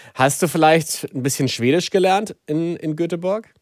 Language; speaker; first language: German; native; German